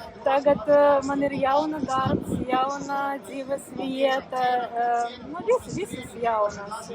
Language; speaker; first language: Latvian; non-native, learner; Ukrainian